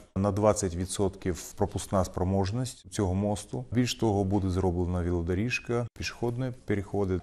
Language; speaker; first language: Ukrainian; non-native, local second language; Russian